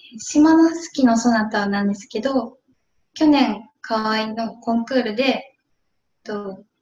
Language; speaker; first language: Japanese; native; Japanese